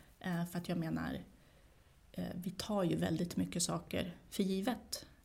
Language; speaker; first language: Swedish; early bilingual, other home language; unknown